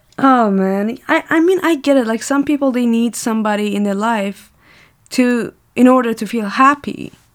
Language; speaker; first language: English; non-native, fluent; Persian